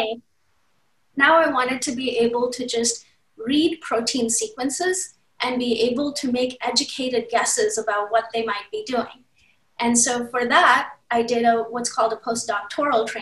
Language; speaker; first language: English; non-native, local second language; Hindi